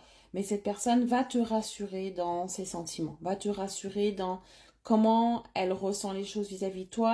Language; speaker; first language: French; native; French